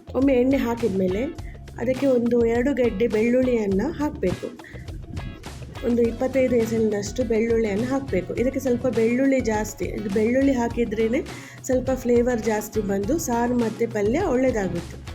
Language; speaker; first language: Kannada; non-native, local second language; Konkani